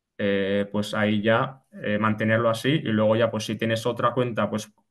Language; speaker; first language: Spanish; native; Spanish